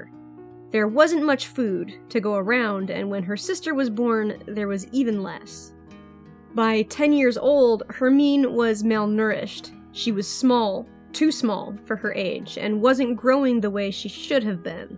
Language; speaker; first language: English; native; English